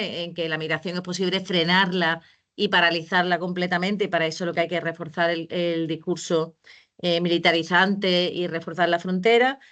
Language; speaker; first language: Spanish; native; Spanish